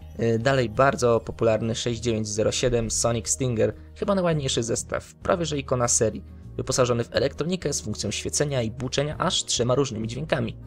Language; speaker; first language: Polish; native; Polish